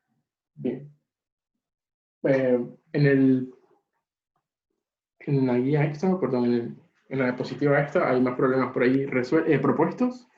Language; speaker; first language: Spanish; native; Spanish